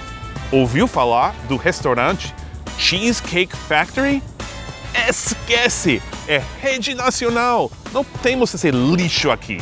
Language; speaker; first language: Portuguese; non-native, fluent; English